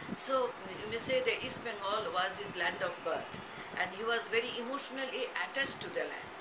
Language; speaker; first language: English; non-native, local second language; Bangla